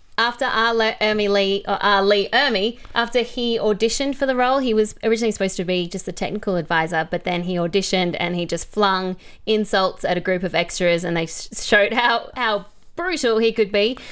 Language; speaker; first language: English; native; English